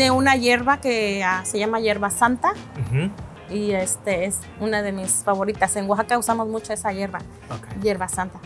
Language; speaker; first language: Spanish; native; Spanish